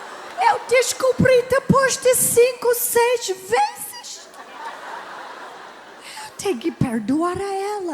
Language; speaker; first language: Portuguese; non-native, learner; English